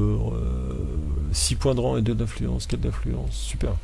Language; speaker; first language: French; native; French